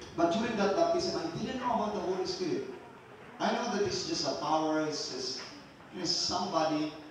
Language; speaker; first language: English; non-native, local second language; Filipino